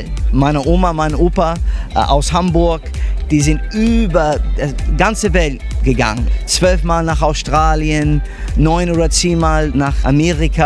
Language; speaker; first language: German; non-native, fluent; English